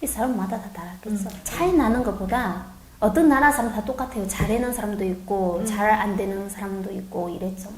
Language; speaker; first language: Korean; non-native, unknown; Chinese